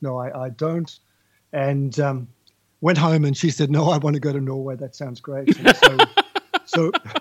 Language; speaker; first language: English; native; English